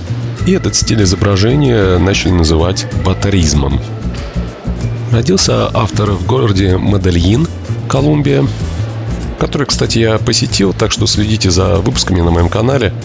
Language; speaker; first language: Russian; native; Russian